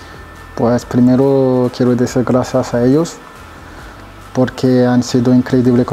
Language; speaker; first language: Spanish; non-native, fluent; French